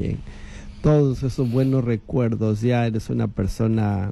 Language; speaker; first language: Spanish; native; Spanish